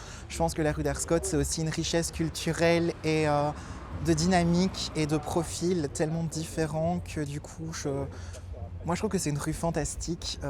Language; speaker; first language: French; native; French